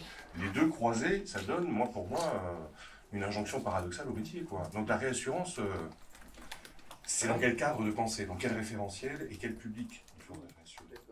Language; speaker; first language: French; native; French